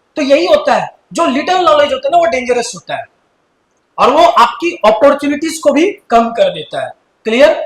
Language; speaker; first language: Hindi; native; Hindi